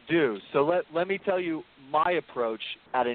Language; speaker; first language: English; native; English